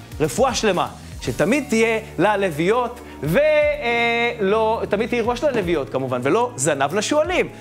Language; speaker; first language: Hebrew; native; Hebrew